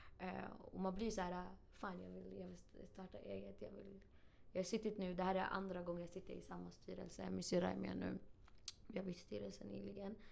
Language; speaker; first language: Swedish; early bilingual, other home language; Arabic